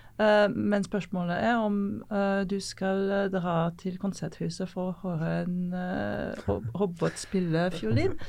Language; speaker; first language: Norwegian; non-native, fluent; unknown